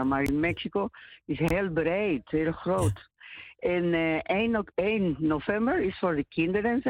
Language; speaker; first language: Dutch; non-native, learner; Spanish